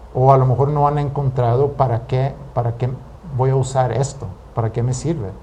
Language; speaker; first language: Spanish; non-native, fluent; Swedish